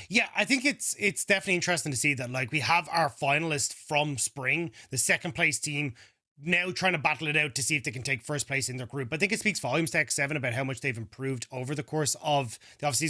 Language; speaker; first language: English; native; English